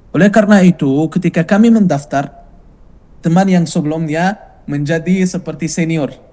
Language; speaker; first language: Indonesian; non-native, fluent; Arabic